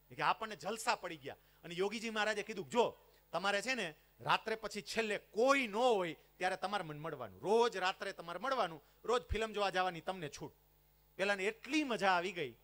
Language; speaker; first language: Gujarati; native; Gujarati